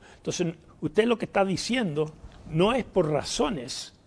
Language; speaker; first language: Spanish; early bilingual, heritage; Spanish